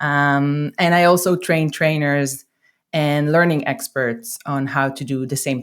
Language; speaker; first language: English; non-native, fluent; Hebrew